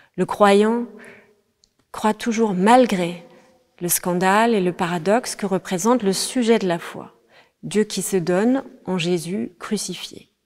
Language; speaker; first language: French; non-native, fluent; Danish